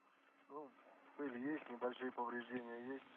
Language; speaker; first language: Russian; native; Russian